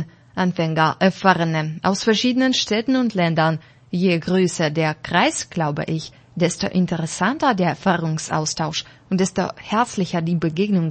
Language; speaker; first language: German; non-native, fluent; Russian